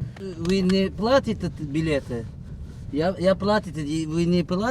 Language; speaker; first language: Russian; non-native, learner; Uzbek